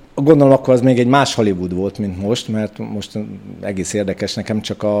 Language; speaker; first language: Hungarian; native; Hungarian